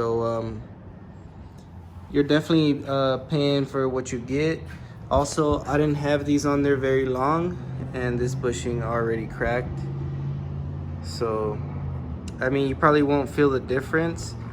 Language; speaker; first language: English; native; English